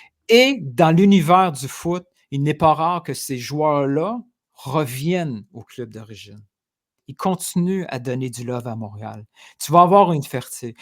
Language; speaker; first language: French; native; French